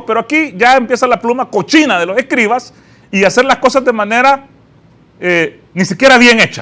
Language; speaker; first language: Spanish; native; Spanish